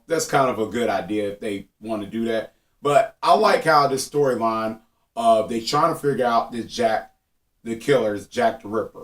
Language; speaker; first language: English; native; English